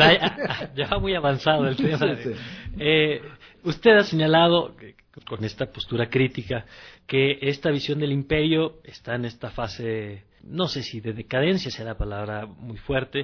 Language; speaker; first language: Spanish; native; Spanish